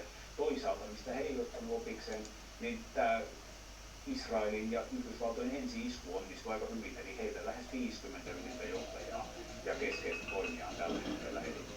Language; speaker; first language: Finnish; native; Finnish